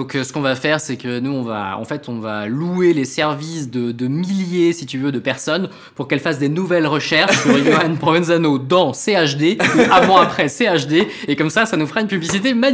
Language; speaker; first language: French; native; French